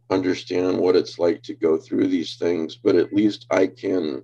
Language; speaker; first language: English; native; English